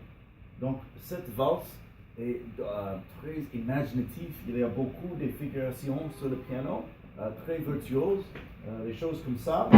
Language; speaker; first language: French; non-native, learner; English